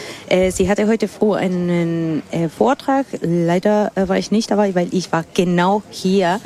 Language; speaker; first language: German; non-native, fluent; Spanish